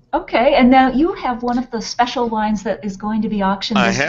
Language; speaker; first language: English; native; English